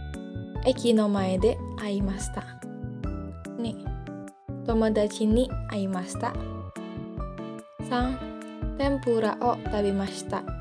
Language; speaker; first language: Japanese; non-native, learner; Indonesian